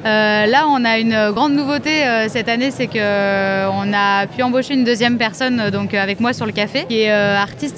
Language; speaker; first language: French; native; French